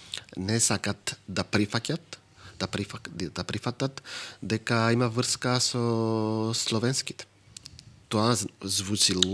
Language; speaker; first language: Macedonian; non-native, fluent; Greek